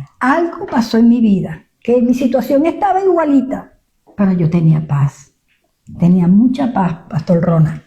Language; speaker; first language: Spanish; native; Spanish